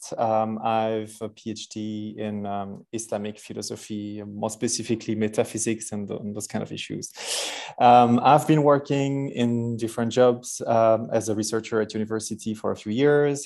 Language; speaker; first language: English; non-native, fluent; French